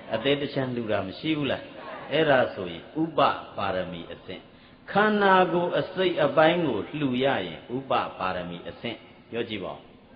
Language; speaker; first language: Burmese; native; Burmese